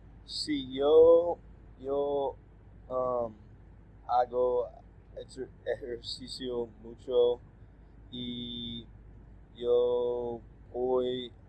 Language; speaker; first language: Spanish; non-native, learner; English